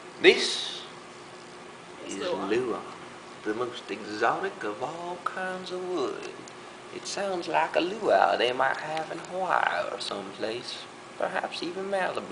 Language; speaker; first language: English; native; English